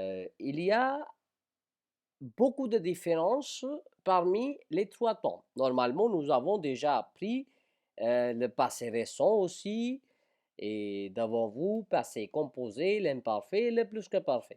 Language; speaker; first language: French; non-native, fluent; Hindi